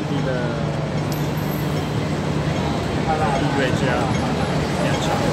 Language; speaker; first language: Chinese; non-native, learner; Italian